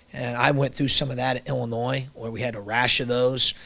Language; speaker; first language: English; native; English